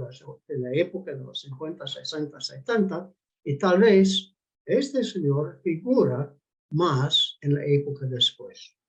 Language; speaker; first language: Spanish; non-native, fluent; English